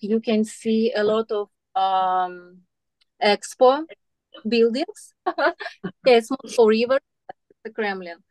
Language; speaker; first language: English; non-native, learner; Russian